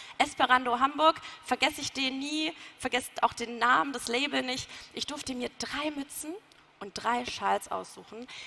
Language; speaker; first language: German; native; German